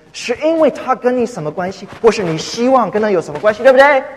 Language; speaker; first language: Chinese; non-native, fluent; English